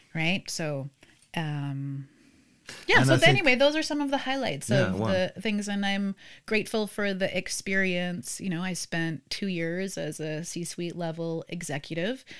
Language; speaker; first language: English; native; English